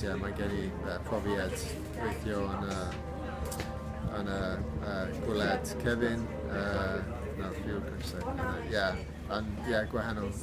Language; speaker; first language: Welsh; non-native, learner; English